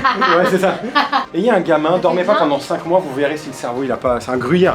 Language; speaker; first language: French; native; French